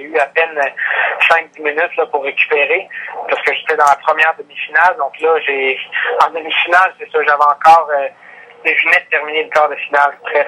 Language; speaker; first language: French; native; French